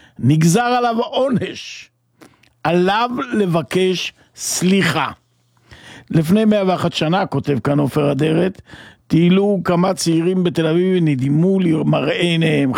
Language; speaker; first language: Hebrew; native; Hebrew